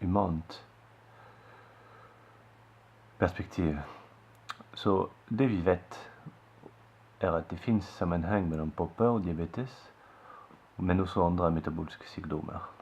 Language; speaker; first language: Norwegian; non-native, fluent; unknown